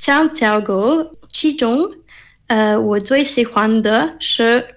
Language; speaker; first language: Chinese; non-native, learner; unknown